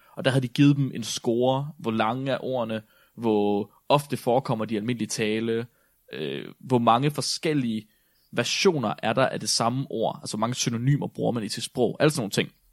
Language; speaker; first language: Danish; native; Danish